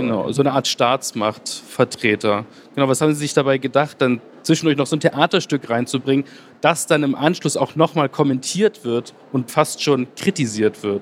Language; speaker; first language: German; native; German